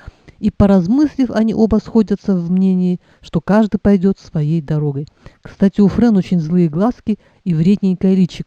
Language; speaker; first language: Russian; native; Russian